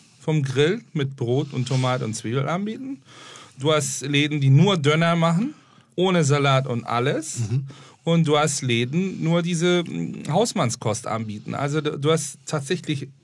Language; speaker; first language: German; non-native, fluent; Turkish